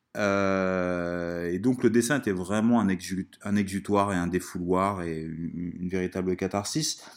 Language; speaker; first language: French; early bilingual, other home language; Italian